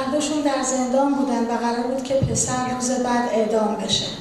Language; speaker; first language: Persian; native; Persian